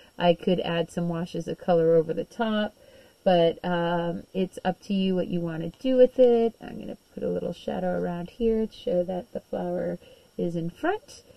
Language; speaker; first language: English; native; English